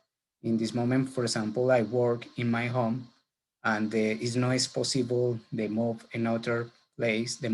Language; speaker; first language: English; non-native, learner; Spanish